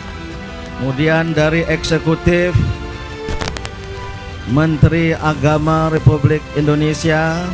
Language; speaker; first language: Indonesian; native; Indonesian